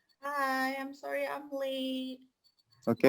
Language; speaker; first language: English; non-native, fluent; Indonesian